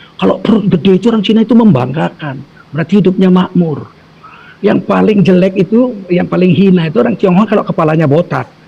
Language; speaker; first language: Indonesian; native; Indonesian